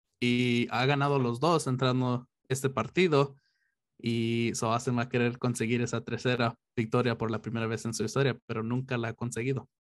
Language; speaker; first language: Spanish; early bilingual, heritage; Spanish